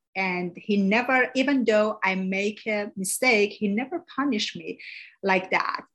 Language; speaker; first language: English; non-native, fluent; Persian